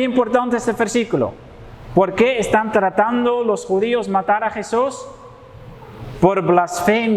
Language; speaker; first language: Spanish; non-native, fluent; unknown